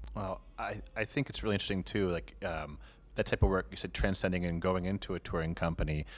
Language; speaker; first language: English; native; English